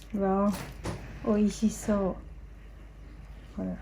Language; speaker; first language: Japanese; non-native, learner; Thai